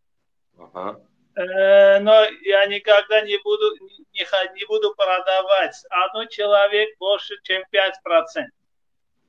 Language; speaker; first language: Russian; non-native, fluent; Armenian